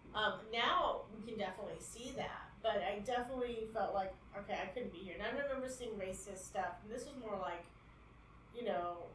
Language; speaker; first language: English; native; English